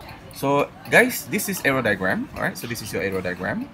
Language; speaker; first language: English; non-native, local second language; Malay